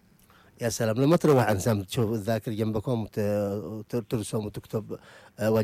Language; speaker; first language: Arabic; native; Arabic